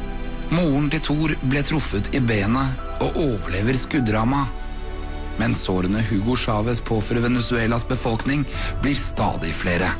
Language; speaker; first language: Norwegian; native; Norwegian